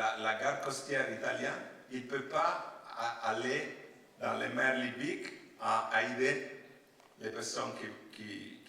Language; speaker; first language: French; non-native, learner; Italian